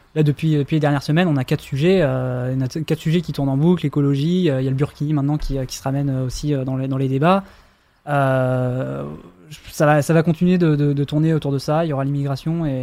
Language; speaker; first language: French; native; French